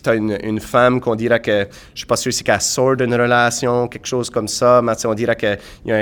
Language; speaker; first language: French; native; French